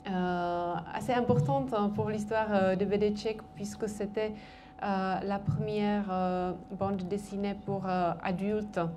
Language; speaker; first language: French; non-native, fluent; Czech